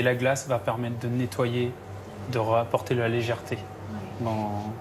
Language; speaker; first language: French; native; French